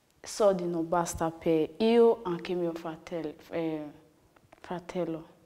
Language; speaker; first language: Italian; non-native, learner; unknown